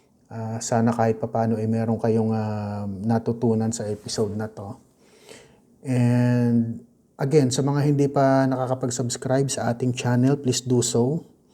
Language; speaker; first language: Filipino; native; Filipino